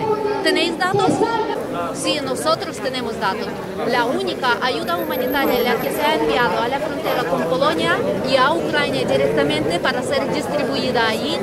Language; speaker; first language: Spanish; non-native, fluent; Ukrainian